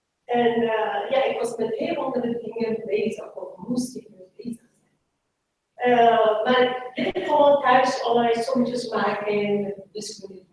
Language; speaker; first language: Dutch; non-native, local second language; Persian